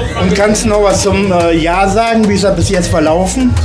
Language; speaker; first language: German; native; German